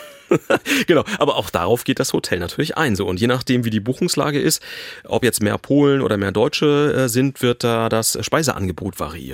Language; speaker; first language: German; native; German